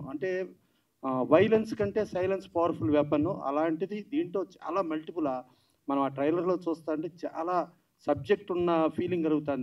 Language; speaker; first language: Telugu; native; Telugu